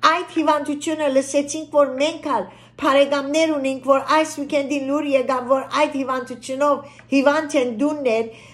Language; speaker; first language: Armenian; early bilingual, heritage; Armenian